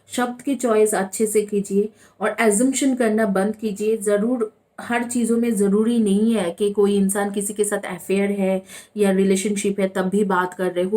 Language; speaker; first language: Hindi; non-native, local second language; Bangla